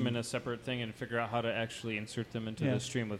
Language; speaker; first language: English; native; English